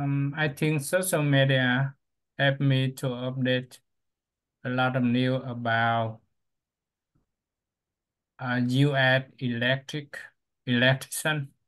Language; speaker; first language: English; non-native, learner; Vietnamese